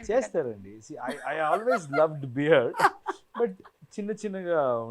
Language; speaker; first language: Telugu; non-native, learner; Kannada